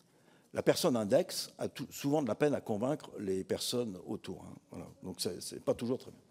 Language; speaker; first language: French; native; French